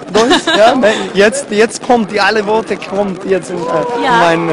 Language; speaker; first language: German; non-native, learner; Serbian